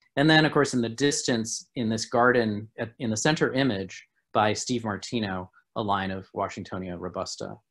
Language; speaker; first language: English; native; English